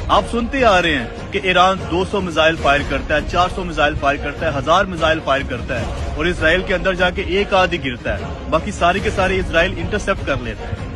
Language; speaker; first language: Urdu; non-native, local second language; Punjabi